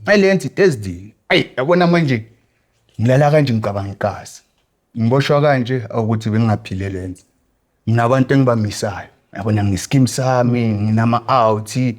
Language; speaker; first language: Zulu; native; Zulu